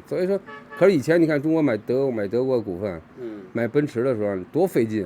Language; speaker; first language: Chinese; native; Chinese